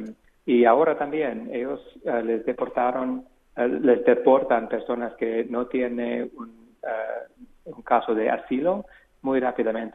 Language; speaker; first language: Spanish; non-native, fluent; English